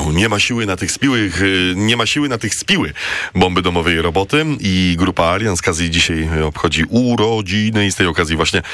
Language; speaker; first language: Polish; native; Polish